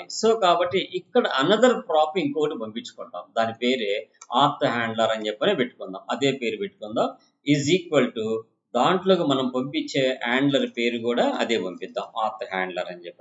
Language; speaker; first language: Telugu; native; Telugu